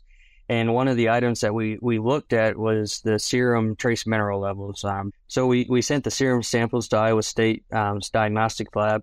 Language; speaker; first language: English; native; English